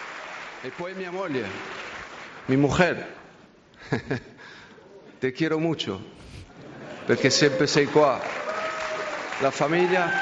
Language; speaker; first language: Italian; non-native, fluent; French